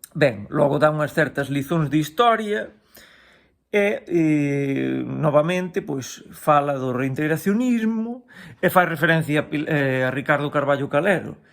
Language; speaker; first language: Galician; native; Galician